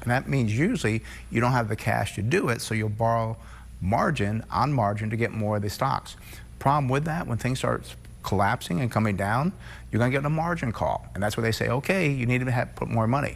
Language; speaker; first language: English; native; English